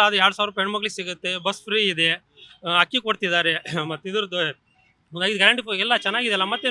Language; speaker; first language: Kannada; native; Kannada